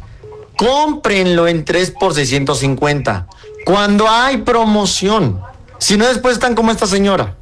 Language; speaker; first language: Spanish; native; Spanish